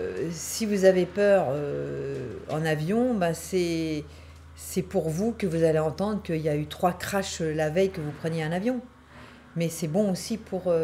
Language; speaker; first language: French; native; French